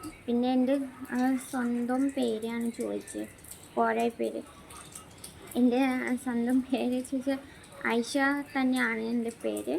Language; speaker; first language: Malayalam; non-native, local second language; Bangla